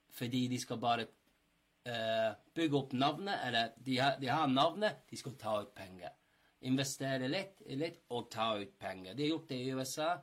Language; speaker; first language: Norwegian; non-native, fluent; English